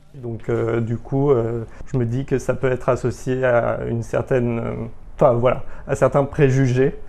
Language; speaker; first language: French; native; French